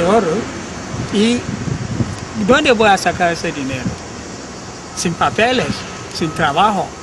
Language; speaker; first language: Spanish; non-native, learner; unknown